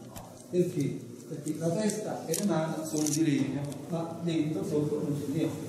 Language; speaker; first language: Italian; native; Italian